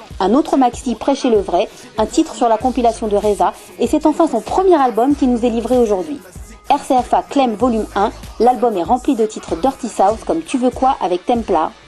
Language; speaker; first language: French; native; French